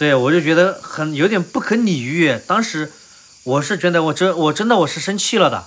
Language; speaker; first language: Chinese; native; Chinese